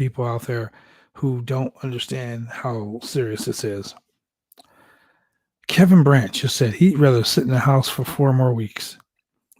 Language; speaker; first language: English; native; English